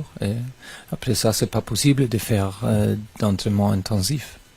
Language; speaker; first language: French; non-native, fluent; German